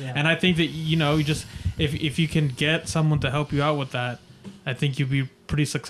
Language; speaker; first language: English; native; English